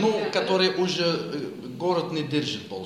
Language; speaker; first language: Russian; non-native, learner; Dutch